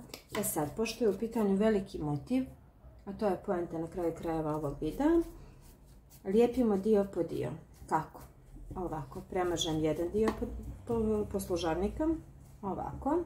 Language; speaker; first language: Croatian; native; Croatian